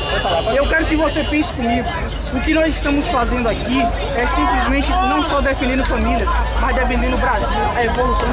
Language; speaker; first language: Portuguese; native; Portuguese